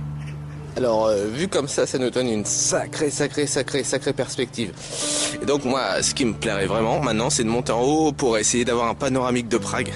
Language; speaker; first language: French; native; French